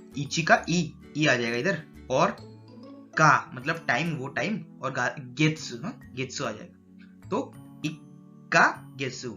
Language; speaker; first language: Hindi; native; Hindi